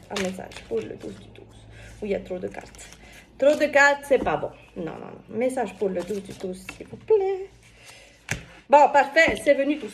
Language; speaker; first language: French; native; French